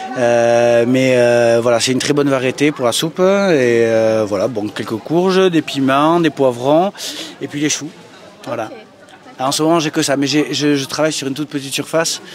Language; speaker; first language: French; native; French